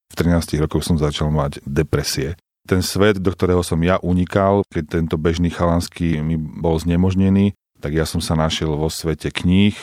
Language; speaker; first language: Slovak; native; Slovak